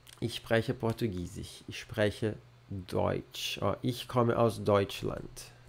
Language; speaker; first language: German; non-native, learner; Portuguese